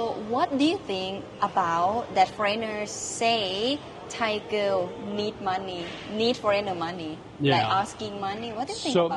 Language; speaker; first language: English; non-native, learner; Thai